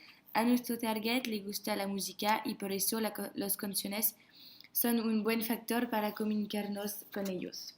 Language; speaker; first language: Spanish; non-native, learner; French